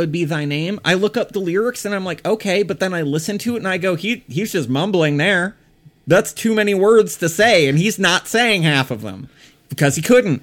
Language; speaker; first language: English; native; English